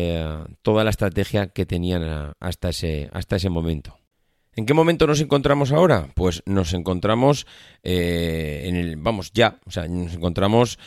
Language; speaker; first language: Spanish; native; Spanish